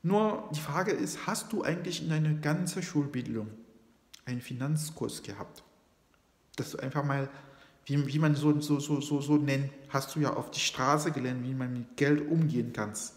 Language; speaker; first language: German; non-native, fluent; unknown